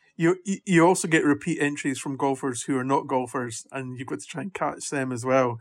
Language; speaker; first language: English; native; English